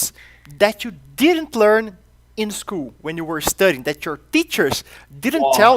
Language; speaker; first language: English; non-native, fluent; Portuguese